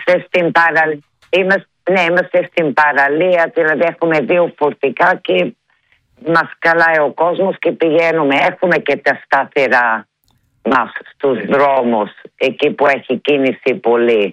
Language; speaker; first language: Greek; early bilingual, heritage; Greek